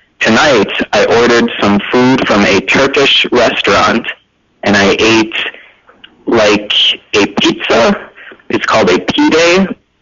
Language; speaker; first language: English; native; English